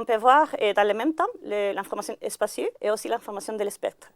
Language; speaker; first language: French; non-native, learner; Spanish